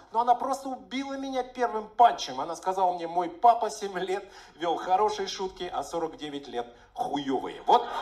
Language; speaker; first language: Russian; native; Russian